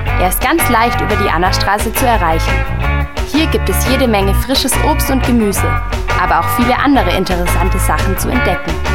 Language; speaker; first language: German; native; German